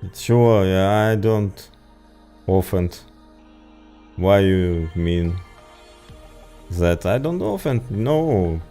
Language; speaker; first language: English; non-native, learner; Ukrainian